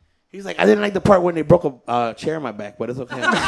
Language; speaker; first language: English; early bilingual, other home language; Spanish